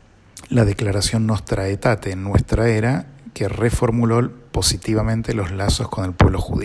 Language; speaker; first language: Spanish; native; Spanish